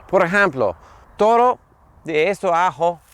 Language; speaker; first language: Spanish; non-native, learner; English